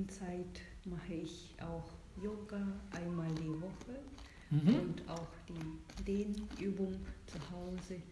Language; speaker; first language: German; non-native, fluent; Japanese